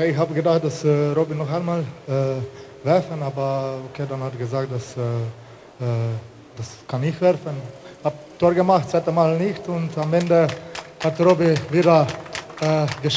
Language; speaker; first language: German; non-native, learner; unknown